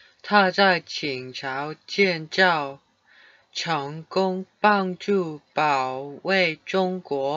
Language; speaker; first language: Chinese; non-native, learner; English